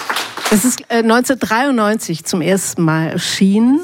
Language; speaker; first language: German; native; German